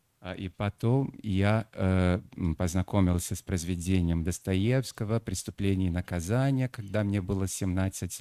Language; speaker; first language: Russian; non-native, fluent; Portuguese